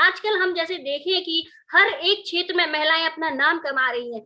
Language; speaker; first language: Hindi; native; Hindi